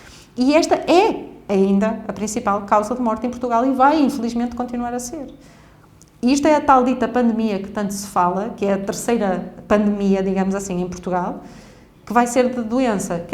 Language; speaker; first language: Portuguese; native; Portuguese